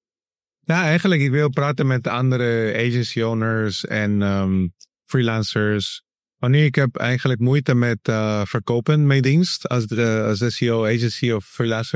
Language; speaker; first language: Dutch; non-native, learner; Spanish